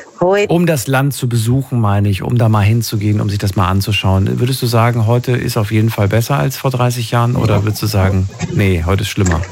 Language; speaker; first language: German; native; German